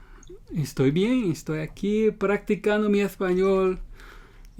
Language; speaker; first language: Spanish; non-native, learner; English